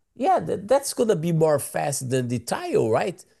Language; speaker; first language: English; non-native, learner; Portuguese